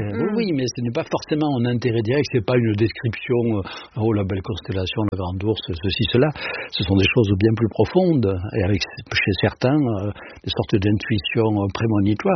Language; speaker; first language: French; native; French